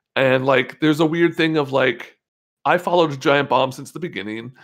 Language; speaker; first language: English; native; English